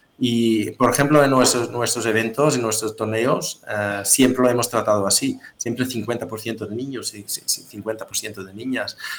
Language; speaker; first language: Spanish; non-native, fluent; Dutch